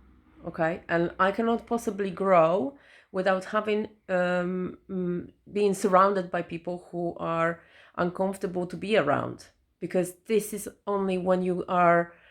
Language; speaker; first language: English; non-native, fluent; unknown